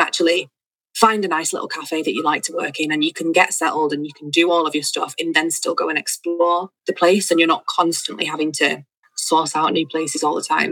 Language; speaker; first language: English; native; English